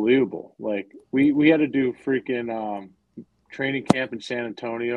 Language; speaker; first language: English; native; English